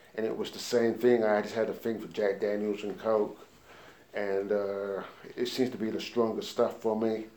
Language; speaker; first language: English; native; English